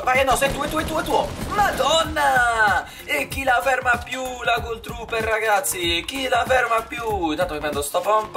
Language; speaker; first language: Italian; native; Italian